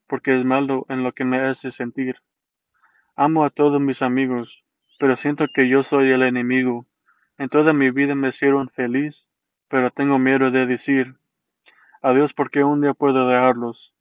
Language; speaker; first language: Spanish; early bilingual, heritage; Spanish